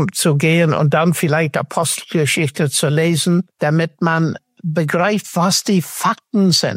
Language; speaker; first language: German; non-native, fluent; English